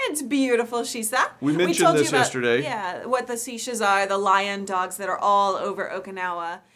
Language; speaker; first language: English; native; English